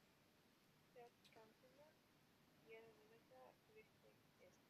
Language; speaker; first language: German; non-native, learner; Macedonian